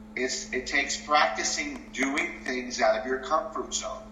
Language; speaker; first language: English; early bilingual, other home language; Spanish